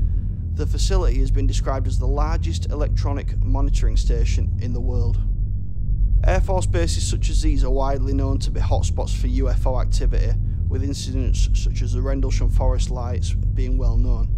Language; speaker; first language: English; native; English